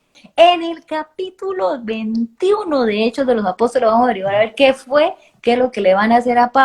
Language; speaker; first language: Spanish; native; Spanish